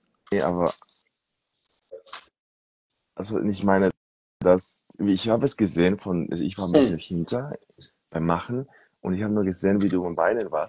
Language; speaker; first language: German; non-native, fluent; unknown